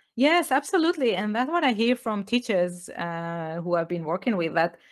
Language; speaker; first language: English; non-native, fluent; Hebrew